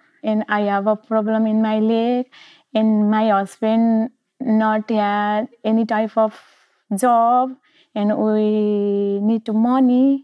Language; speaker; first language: English; non-native, learner; Nepali